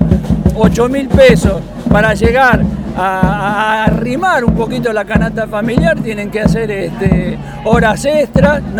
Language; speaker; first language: Spanish; native; Spanish